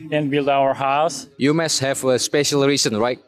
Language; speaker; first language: English; non-native, learner; Uzbek